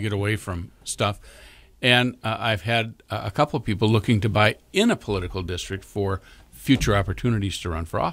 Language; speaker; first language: English; native; English